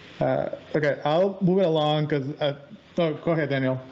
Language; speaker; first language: English; native; English